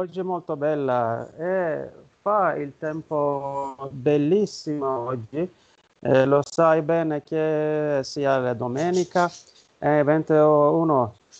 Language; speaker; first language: Italian; non-native, learner; Turkish